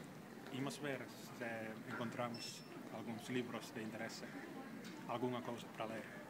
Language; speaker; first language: Galician; non-native, fluent; Finnish